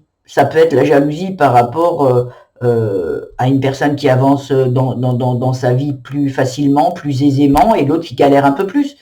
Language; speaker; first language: French; native; French